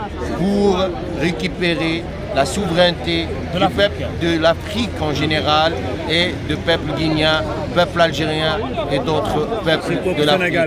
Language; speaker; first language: French; non-native, local second language; Arabic